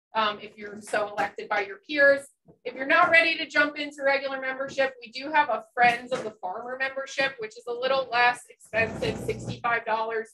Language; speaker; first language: English; native; English